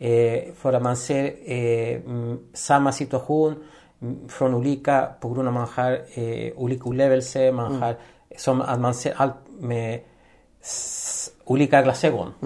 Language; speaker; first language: Swedish; non-native, fluent; Spanish